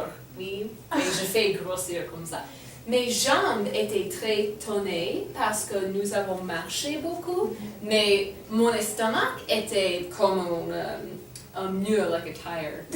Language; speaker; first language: French; non-native, fluent; English